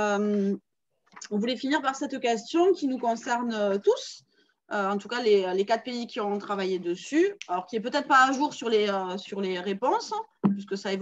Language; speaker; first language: French; native; French